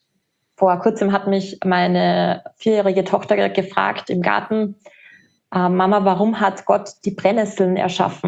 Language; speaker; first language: German; native; German